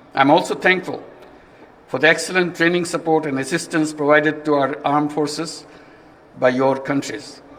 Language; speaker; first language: English; non-native, local second language; Bangla